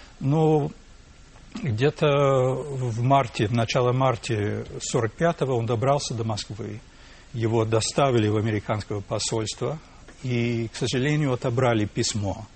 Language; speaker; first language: Russian; non-native, fluent; English